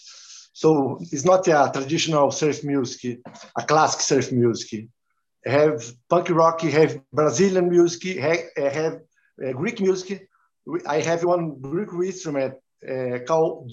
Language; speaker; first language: English; non-native, learner; Portuguese